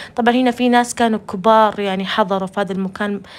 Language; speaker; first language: Arabic; non-native, fluent; Urdu